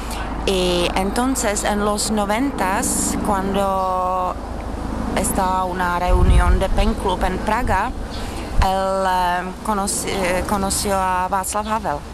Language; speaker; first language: Spanish; non-native, fluent; Czech